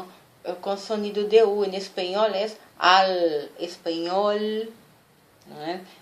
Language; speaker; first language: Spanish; non-native, fluent; Portuguese